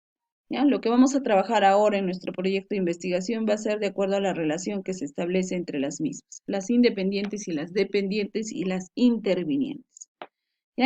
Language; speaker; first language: Spanish; native; Spanish